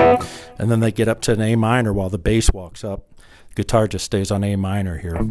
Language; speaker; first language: English; native; English